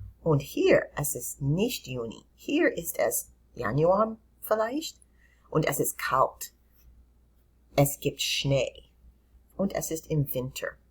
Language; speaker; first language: German; non-native, fluent; English